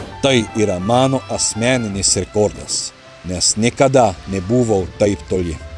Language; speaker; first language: Lithuanian; non-native, learner; Czech